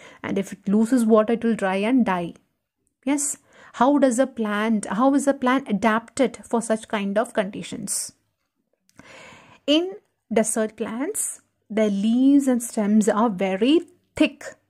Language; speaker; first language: English; non-native, local second language; Malayalam